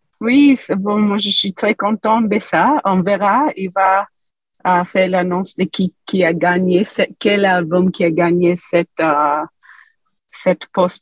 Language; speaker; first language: French; non-native, fluent; English